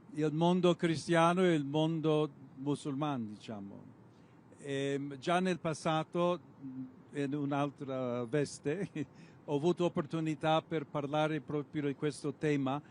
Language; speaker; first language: Italian; non-native, fluent; English